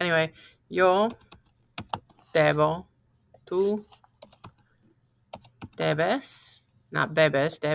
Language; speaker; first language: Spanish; non-native, fluent; English